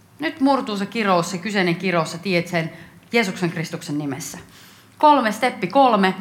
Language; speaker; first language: Finnish; native; Finnish